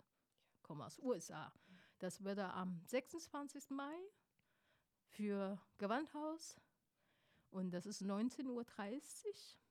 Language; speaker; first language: German; non-native, fluent; Chinese